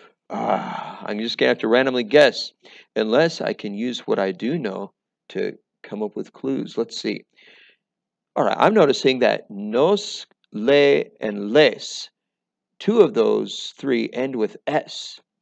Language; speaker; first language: English; native; English